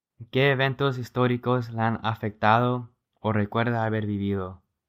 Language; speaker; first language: Spanish; early bilingual, heritage; Spanish